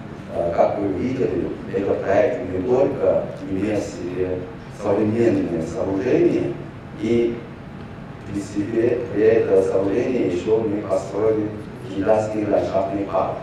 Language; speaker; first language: Russian; non-native, fluent; Chinese